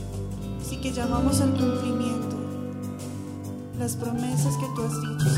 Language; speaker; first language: Spanish; native; Spanish